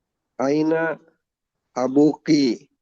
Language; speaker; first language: Arabic; non-native, learner; Indonesian